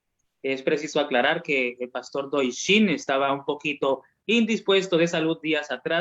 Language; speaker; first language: Spanish; native; Spanish